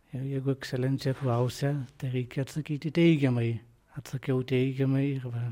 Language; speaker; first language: Lithuanian; non-native, local second language; Polish